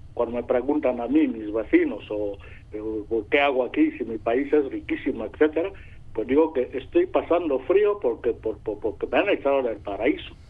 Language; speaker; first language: Spanish; non-native, local second language; Fang